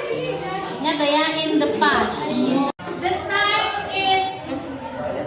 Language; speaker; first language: English; non-native, local second language; Indonesian